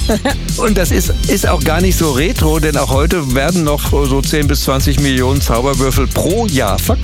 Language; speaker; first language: German; native; German